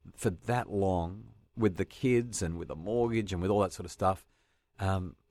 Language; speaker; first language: English; native; English